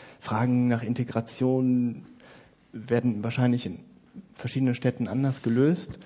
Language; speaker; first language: German; native; German